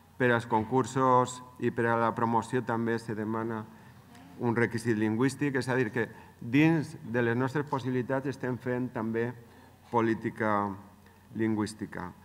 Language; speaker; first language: Catalan; native; Catalan